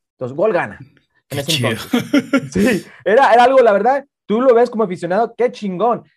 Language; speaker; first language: Spanish; early bilingual, heritage; Spanish